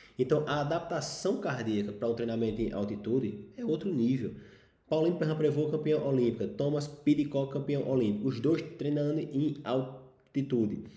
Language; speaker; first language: Portuguese; native; Portuguese